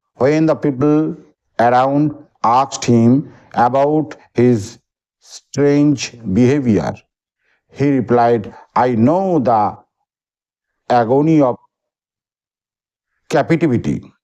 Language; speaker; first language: English; non-native, local second language; Bangla